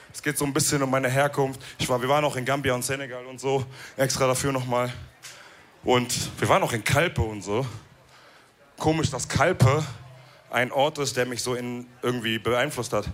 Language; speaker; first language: German; early bilingual, other home language; Wolof